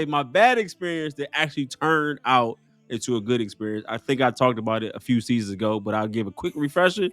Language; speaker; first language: English; native; English